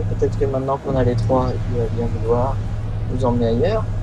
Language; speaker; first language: French; native; French